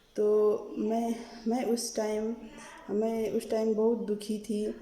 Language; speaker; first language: Hindi; non-native, learner; Nepali